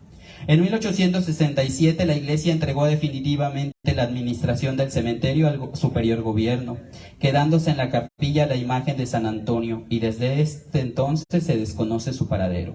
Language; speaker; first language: Spanish; native; Spanish